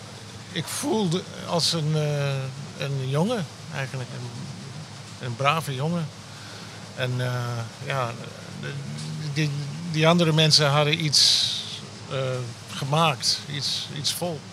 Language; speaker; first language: Dutch; non-native, fluent; English